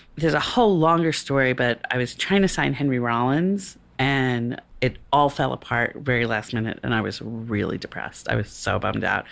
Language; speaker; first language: English; native; English